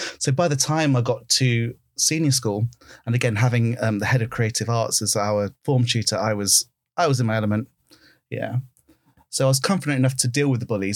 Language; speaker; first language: English; native; English